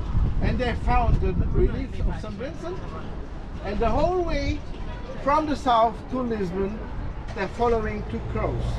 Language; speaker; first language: English; non-native, fluent; Portuguese